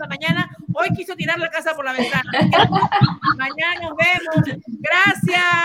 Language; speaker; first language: Spanish; native; Spanish